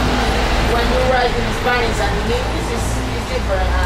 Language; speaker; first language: English; non-native, learner; Spanish